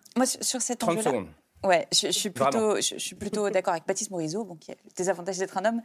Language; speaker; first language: French; native; French